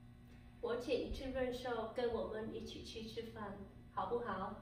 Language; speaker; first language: Chinese; non-native, learner; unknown